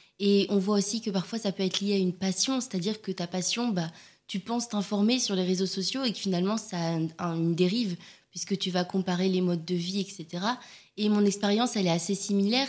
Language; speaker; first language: French; native; French